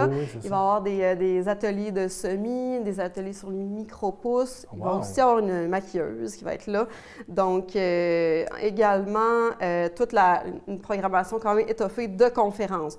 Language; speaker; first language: French; native; French